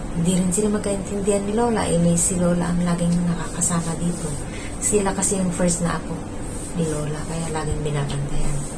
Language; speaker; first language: Filipino; non-native, local second language; Iloko